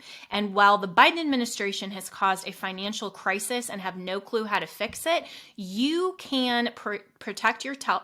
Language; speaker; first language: English; native; English